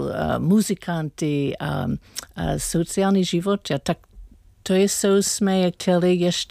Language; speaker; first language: Czech; non-native, learner; English